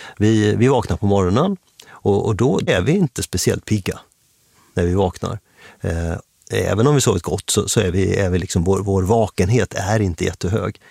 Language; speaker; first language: Swedish; native; Swedish